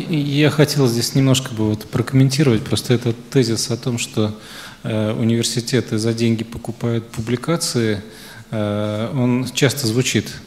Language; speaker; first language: Russian; native; Russian